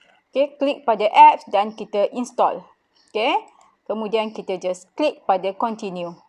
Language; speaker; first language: Malay; native; Malay